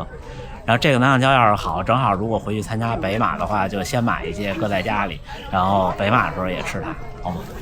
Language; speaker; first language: Chinese; native; Chinese